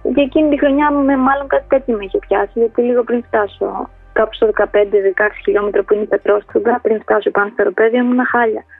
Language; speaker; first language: Greek; early bilingual, other home language; Albanian